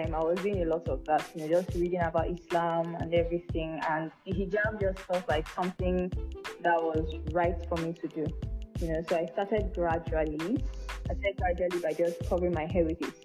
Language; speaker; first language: English; non-native, local second language; Yoruba